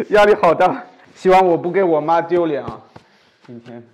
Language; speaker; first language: Chinese; non-native, fluent; German